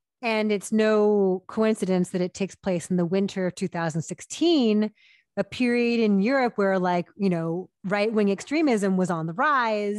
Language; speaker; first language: English; native; English